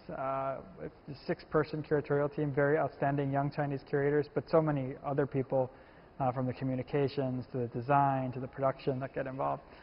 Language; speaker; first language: English; native; English